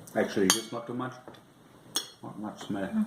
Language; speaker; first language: English; non-native, fluent; German